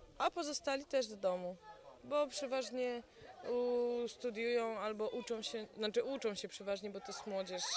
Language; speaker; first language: Polish; early bilingual, heritage; Ukrainian